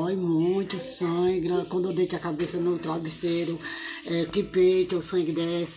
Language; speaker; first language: Portuguese; native; Portuguese